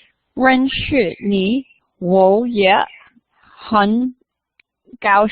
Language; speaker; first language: Chinese; non-native, learner; English